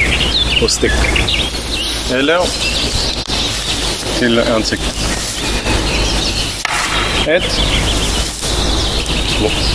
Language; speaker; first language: Swedish; non-native, fluent; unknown